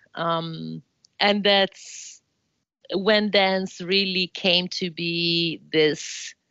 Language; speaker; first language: English; non-native, fluent; Italian